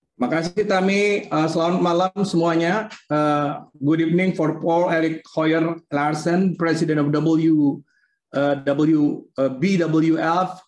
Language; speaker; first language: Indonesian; native; Indonesian